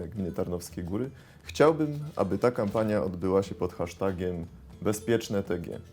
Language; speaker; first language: Polish; native; Polish